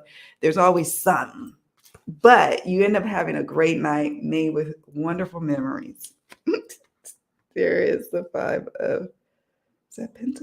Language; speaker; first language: English; native; English